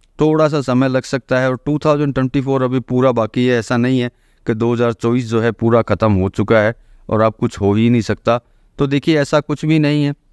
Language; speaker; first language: Hindi; native; Hindi